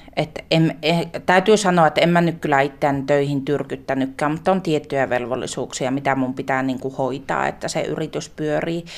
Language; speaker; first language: Finnish; native; Finnish